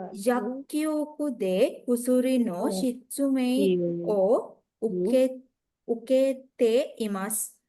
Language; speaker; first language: Japanese; non-native, learner; Sinhala